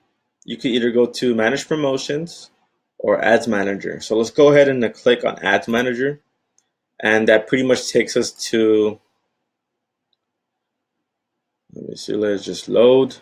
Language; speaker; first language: English; native; English